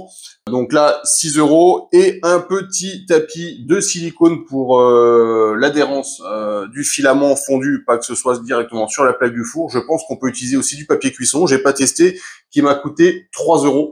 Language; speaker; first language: French; native; French